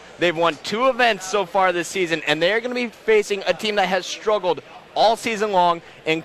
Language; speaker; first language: English; native; English